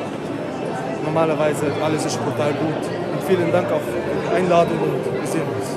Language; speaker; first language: German; non-native, learner; Arabic